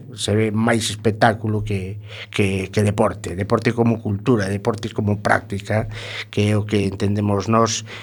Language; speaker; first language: Galician; non-native, local second language; Spanish